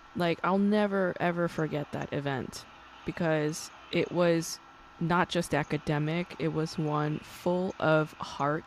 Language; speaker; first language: English; non-native, fluent; Korean